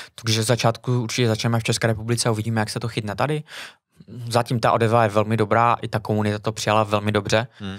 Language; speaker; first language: Czech; native; Czech